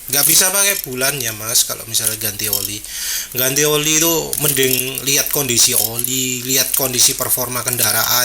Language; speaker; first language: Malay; non-native, local second language; Javanese